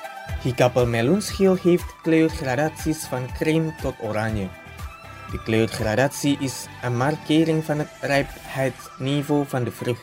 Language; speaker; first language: Dutch; non-native, fluent; Indonesian